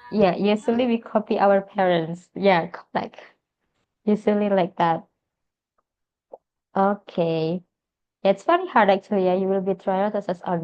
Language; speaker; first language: English; non-native, fluent; Indonesian